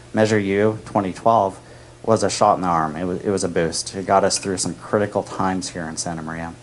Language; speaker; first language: English; native; English